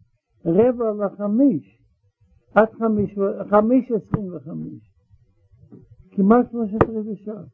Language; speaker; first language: Hebrew; non-native, learner; Russian